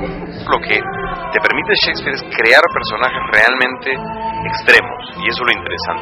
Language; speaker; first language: Spanish; native; Spanish